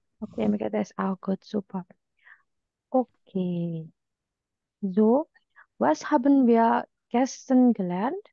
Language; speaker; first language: German; non-native, fluent; Indonesian